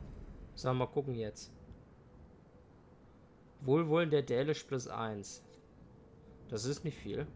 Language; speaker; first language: German; native; German